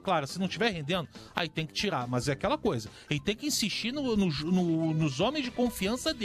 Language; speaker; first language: Portuguese; native; Portuguese